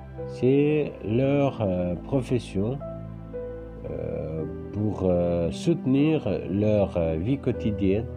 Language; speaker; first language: French; non-native, fluent; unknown